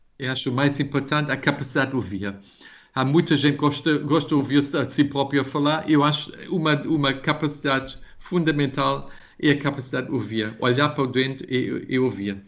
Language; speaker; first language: Portuguese; non-native, fluent; German